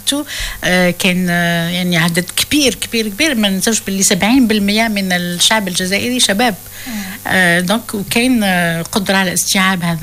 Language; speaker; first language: French; non-native, local second language; Arabic